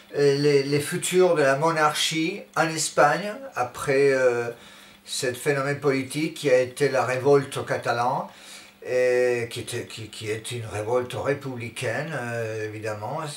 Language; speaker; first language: French; non-native, fluent; Spanish